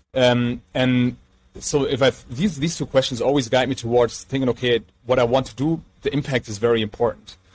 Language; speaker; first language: English; non-native, fluent; German